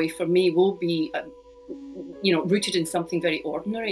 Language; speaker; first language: English; native; English